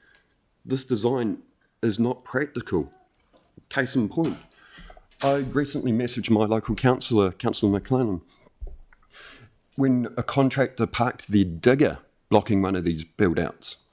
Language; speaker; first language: English; native; English